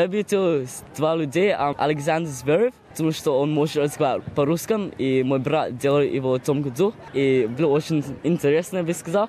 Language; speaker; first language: Russian; early bilingual, heritage; Russian